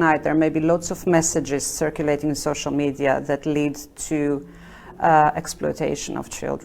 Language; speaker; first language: English; non-native, fluent; Albanian